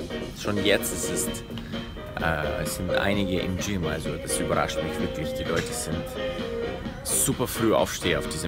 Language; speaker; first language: German; non-native, fluent; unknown